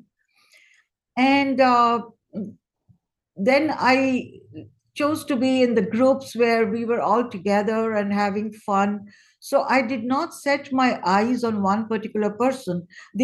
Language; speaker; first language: English; non-native, local second language; Hindi